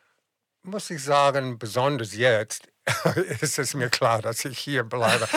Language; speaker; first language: German; non-native, fluent; English